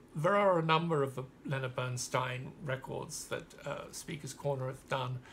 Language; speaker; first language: English; native; English